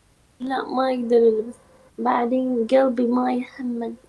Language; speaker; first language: Arabic; non-native, learner; Turkish